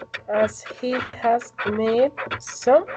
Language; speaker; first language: English; non-native, learner; Spanish